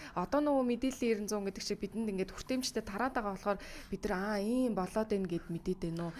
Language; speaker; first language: Mongolian; native; Mongolian